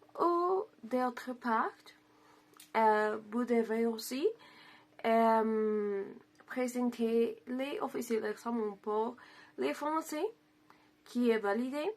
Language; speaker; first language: French; non-native, learner; Spanish